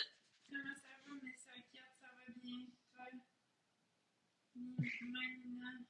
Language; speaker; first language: French; native; French